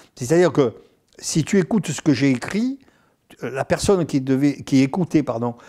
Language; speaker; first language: French; native; French